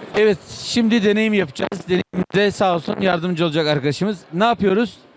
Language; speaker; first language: Turkish; native; Turkish